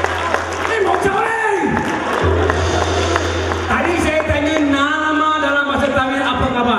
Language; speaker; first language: Malay; native; Malay